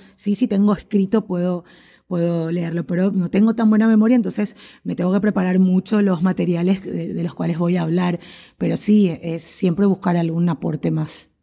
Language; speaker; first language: Spanish; native; Spanish